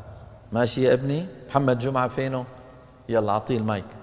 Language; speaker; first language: Arabic; native; Arabic